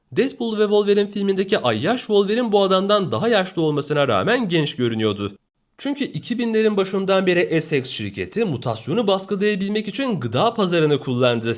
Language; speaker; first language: Turkish; native; Turkish